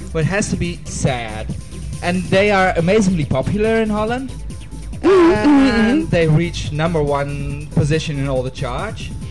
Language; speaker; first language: English; non-native, fluent; Dutch